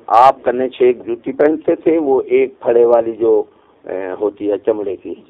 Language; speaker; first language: Urdu; non-native, local second language; Punjabi